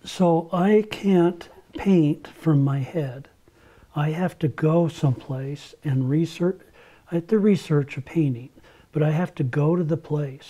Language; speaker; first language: English; native; English